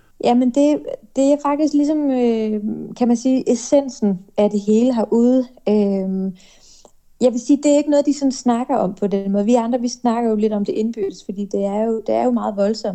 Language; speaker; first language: Danish; native; Danish